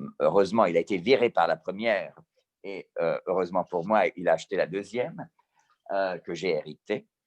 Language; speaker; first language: French; early bilingual, heritage; Italian